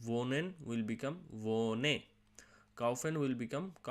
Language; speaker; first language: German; non-native, learner; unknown